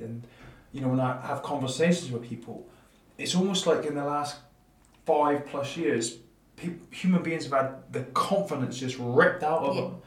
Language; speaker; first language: English; native; English